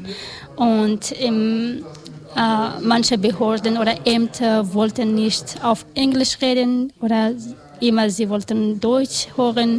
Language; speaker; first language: German; non-native, learner; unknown